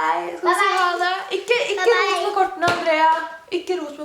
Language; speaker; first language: Norwegian; native; Norwegian